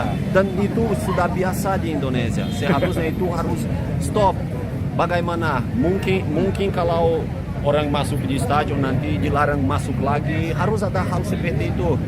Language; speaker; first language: Indonesian; non-native, fluent; Portuguese